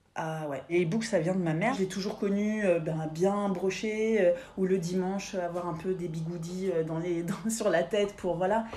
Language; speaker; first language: French; native; French